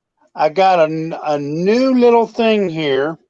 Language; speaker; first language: English; native; English